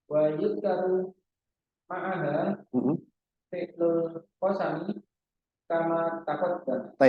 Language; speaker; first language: Arabic; non-native, learner; Indonesian